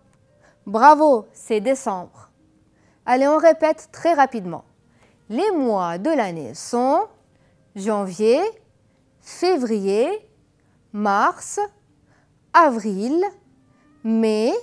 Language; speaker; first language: French; non-native, fluent; Arabic